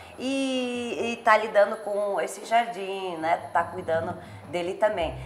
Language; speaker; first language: Portuguese; early bilingual, other home language; Arabic